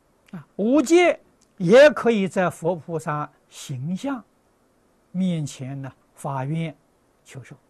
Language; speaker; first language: Chinese; native; Chinese